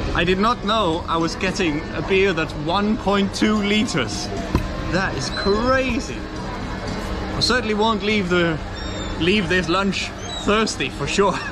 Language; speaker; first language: English; non-native, fluent; Danish